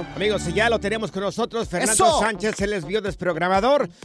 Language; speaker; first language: Spanish; native; Spanish